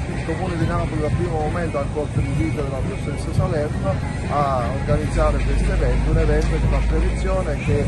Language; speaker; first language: Italian; native; Italian